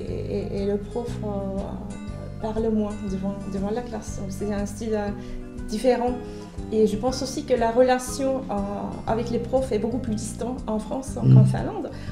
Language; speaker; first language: French; non-native, fluent; Finnish